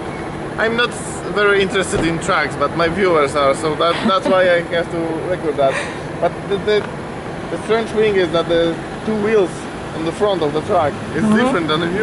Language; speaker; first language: English; non-native, learner; Polish